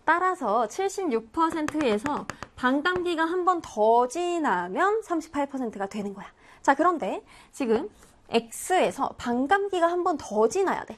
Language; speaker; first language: Korean; native; Korean